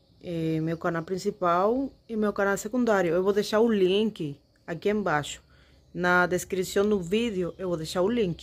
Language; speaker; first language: Portuguese; non-native, fluent; Spanish